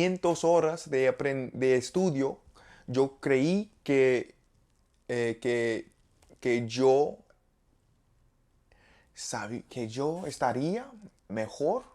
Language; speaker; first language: Spanish; non-native, learner; English